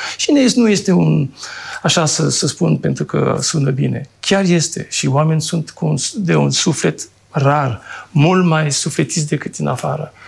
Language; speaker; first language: Romanian; non-native, fluent; French